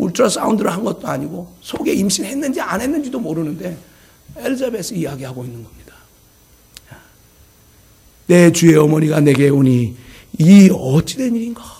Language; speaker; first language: Korean; native; Korean